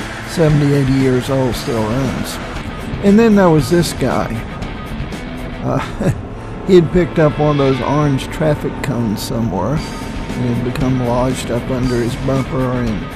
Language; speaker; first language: English; native; English